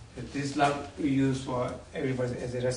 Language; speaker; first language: English; non-native, learner; Tibetan